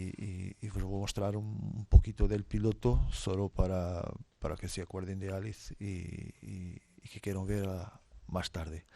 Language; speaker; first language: Spanish; non-native, fluent; Portuguese